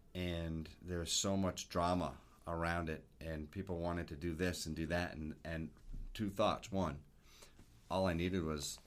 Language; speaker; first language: English; native; English